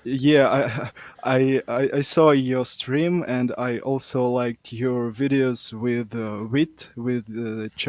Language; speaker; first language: English; non-native, fluent; Russian